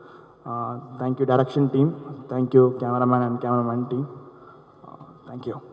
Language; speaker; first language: Tamil; native; Tamil